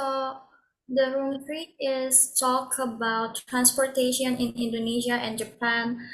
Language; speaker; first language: English; non-native, learner; Indonesian